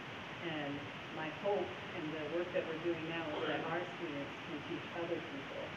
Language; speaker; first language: English; native; English